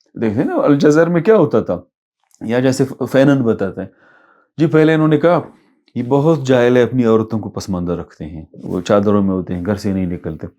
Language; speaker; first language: Urdu; non-native, local second language; Baluchi